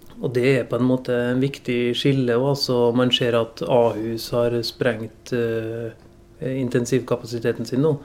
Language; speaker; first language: Norwegian; native; Norwegian